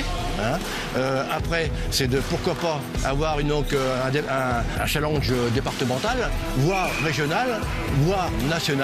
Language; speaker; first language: French; native; French